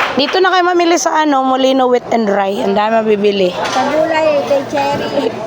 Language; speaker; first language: Filipino; non-native, local second language; Cebuano